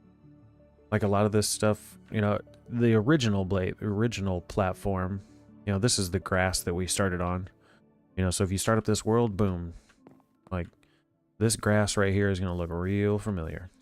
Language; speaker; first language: English; native; English